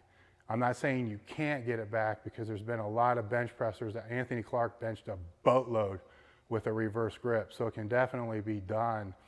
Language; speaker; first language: English; native; English